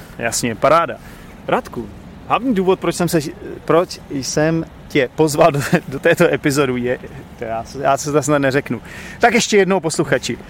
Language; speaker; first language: Czech; native; Czech